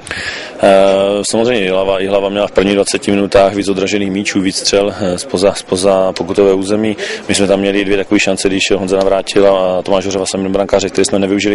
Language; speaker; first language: Czech; native; Czech